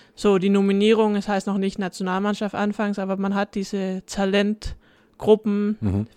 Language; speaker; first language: German; early bilingual, heritage; Danish